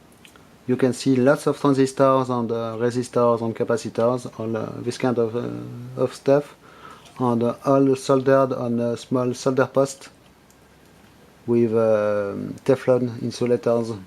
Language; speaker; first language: English; non-native, fluent; French